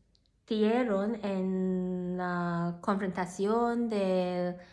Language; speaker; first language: Spanish; non-native, learner; Cantonese